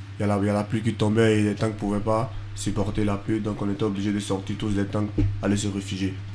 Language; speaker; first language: French; non-native, local second language; Fula